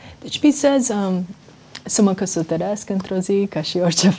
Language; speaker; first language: Romanian; early bilingual, heritage; Romanian